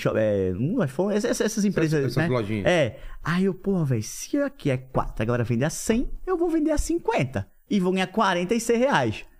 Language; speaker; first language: Portuguese; native; Portuguese